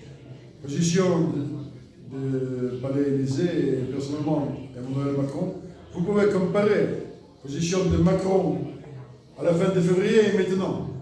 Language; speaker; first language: French; non-native, learner; Russian